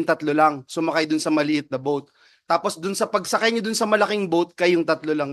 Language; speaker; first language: Filipino; native; Filipino